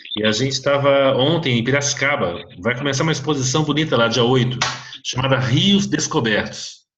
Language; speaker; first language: Portuguese; native; Portuguese